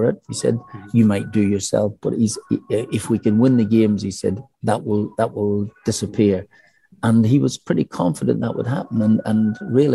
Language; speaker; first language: English; native; English